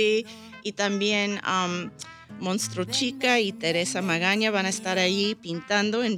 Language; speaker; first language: Spanish; early bilingual, heritage; Spanish